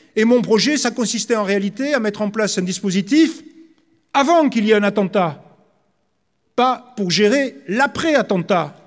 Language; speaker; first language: French; native; French